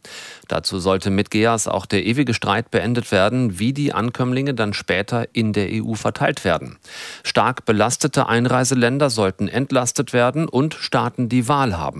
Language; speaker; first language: German; native; German